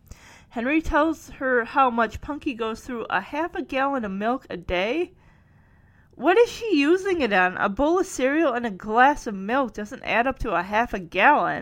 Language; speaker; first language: English; native; English